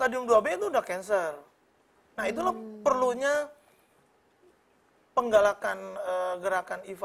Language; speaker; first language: Indonesian; native; Indonesian